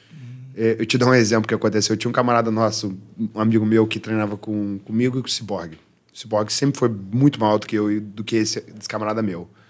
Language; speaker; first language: Portuguese; early bilingual, heritage; Portuguese